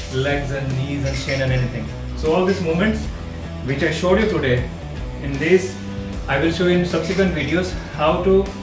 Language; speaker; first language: English; non-native, local second language; Hindi